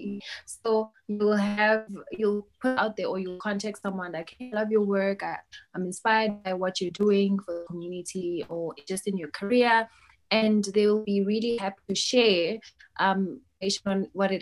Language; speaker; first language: English; non-native, local second language; Tsonga